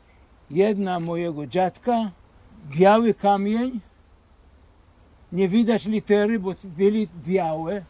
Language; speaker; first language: Polish; early bilingual, heritage; Polish